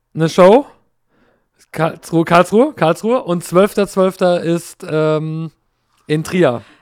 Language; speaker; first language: German; early bilingual, other home language; English